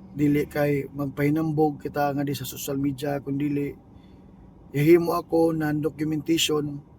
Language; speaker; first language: Cebuano; non-native, local second language; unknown